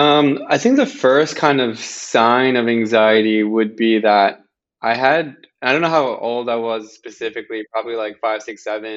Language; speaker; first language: English; native; English